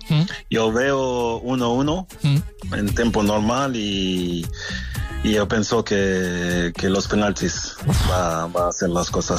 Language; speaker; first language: Spanish; non-native, learner; French